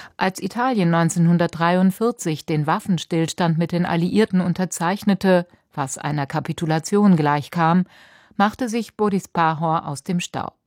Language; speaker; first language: German; native; German